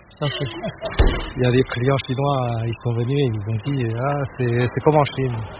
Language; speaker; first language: French; non-native, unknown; Chinese